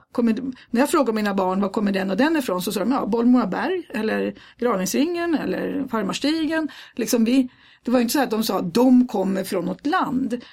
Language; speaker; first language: Swedish; native; Swedish